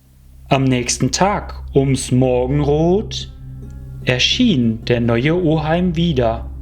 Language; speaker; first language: German; native; German